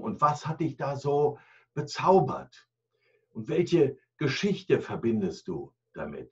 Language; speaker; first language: German; native; German